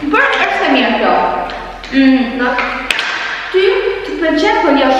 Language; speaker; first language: Albanian; early bilingual, heritage; Albanian